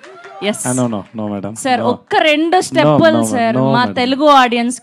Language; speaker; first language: Telugu; native; Telugu